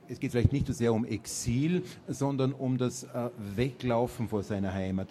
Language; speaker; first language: German; native; German